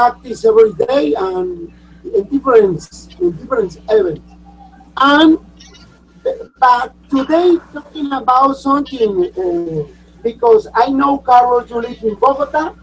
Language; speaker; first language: English; non-native, learner; Spanish